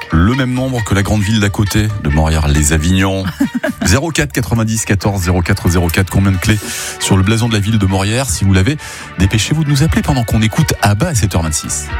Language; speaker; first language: French; native; French